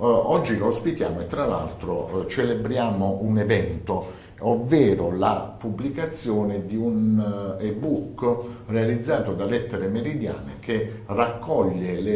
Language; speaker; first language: Italian; native; Italian